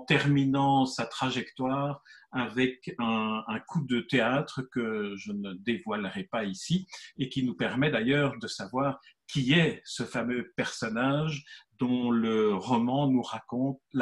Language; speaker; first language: French; native; French